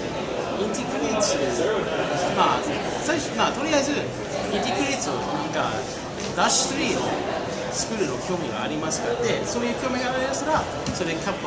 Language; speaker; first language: Japanese; non-native, fluent; English